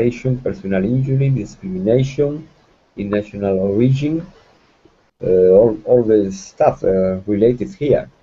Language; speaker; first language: English; non-native, fluent; Spanish